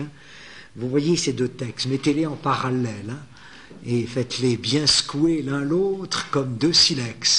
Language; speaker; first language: French; native; French